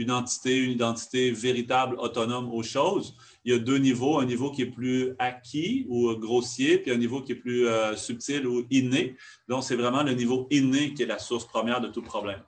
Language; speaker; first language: French; native; French